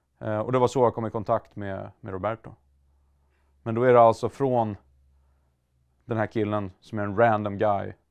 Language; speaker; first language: Swedish; native; Swedish